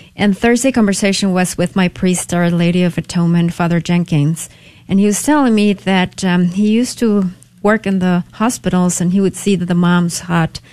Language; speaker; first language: English; non-native, fluent; Spanish